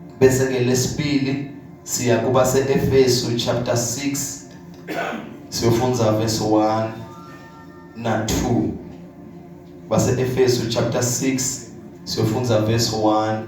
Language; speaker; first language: Zulu; non-native, local second language; Swati